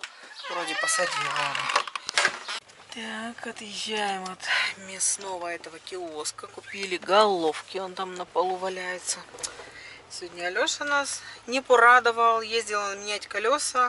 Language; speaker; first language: Russian; native; Russian